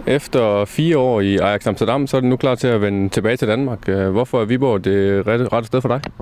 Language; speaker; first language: Danish; native; Danish